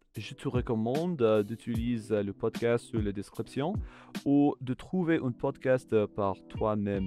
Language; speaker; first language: French; non-native, learner; English